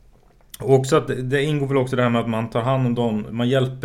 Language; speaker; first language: Swedish; native; Swedish